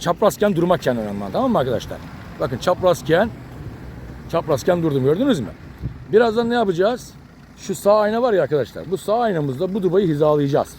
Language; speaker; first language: Turkish; native; Turkish